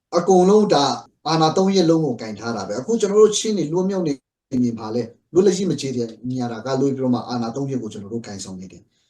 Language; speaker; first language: Burmese; non-native, local second language; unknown